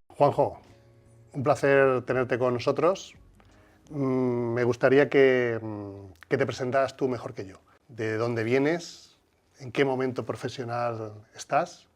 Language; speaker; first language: Spanish; native; Spanish